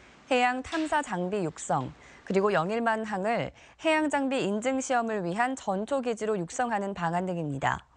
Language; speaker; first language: Korean; native; Korean